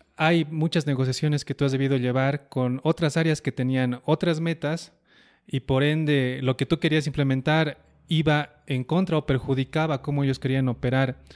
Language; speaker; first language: Spanish; native; Spanish